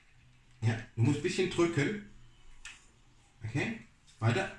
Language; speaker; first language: German; non-native, fluent; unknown